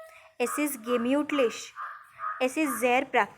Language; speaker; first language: German; non-native, fluent; Marathi